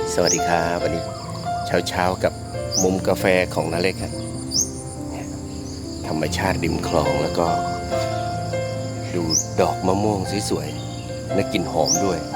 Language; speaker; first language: Thai; native; Thai